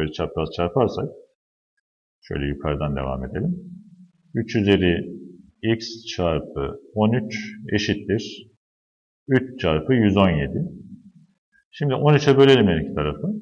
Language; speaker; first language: Turkish; native; Turkish